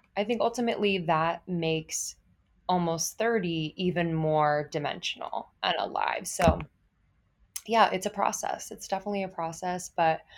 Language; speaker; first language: English; native; English